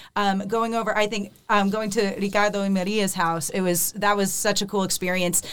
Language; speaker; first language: English; native; English